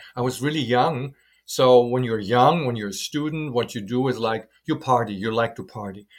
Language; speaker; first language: English; non-native, fluent; German